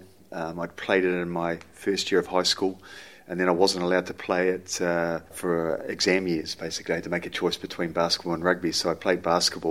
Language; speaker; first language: English; native; English